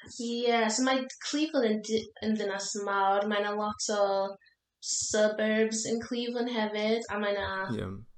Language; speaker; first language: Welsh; non-native, learner; English